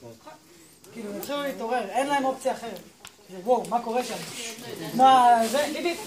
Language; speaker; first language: Hebrew; native; Hebrew